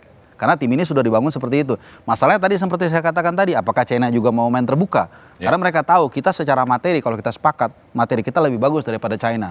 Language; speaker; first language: Indonesian; native; Indonesian